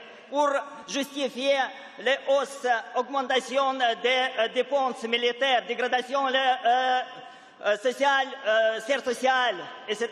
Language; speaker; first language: French; non-native, fluent; Russian